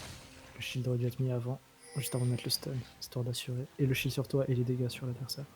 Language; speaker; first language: French; native; French